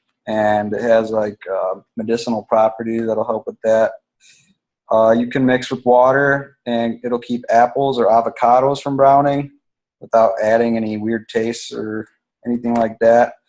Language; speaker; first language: English; native; English